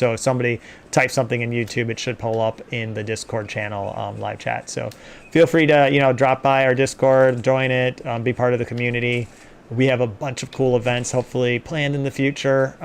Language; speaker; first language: English; native; English